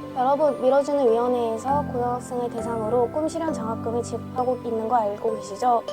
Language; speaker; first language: Korean; native; Korean